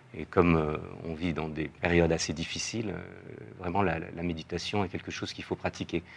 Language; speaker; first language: French; native; French